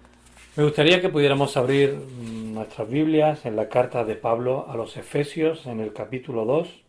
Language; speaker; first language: Spanish; native; Spanish